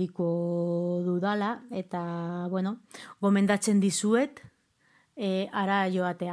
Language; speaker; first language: Basque; non-native, local second language; Spanish